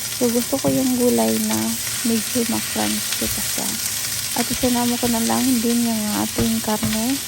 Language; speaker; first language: Filipino; non-native, local second language; Cebuano